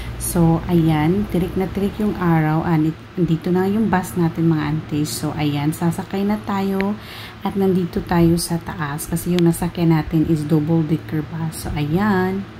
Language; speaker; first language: Filipino; non-native, local second language; Cebuano